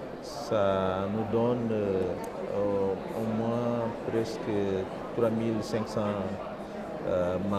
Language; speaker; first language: French; non-native, fluent; Portuguese